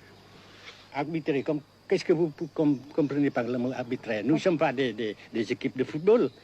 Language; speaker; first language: French; non-native, fluent; Vietnamese